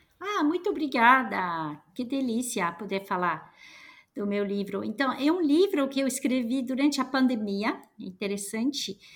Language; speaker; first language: Portuguese; non-native, fluent; French